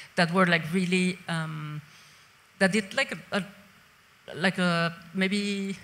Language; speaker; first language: English; non-native, fluent; Spanish